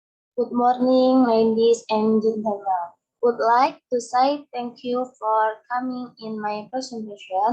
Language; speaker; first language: English; non-native, learner; Indonesian